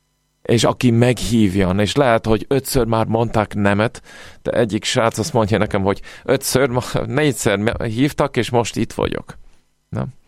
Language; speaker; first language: Hungarian; non-native, fluent; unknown